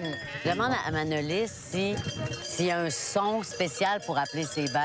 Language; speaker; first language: French; native; French